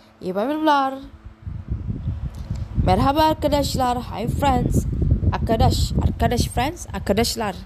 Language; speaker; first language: Turkish; non-native, learner; Indonesian